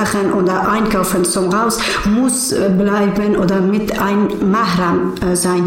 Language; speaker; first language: German; non-native, learner; Persian